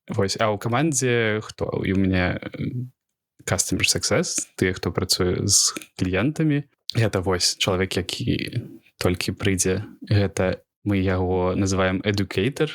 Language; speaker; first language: Belarusian; non-native, local second language; Russian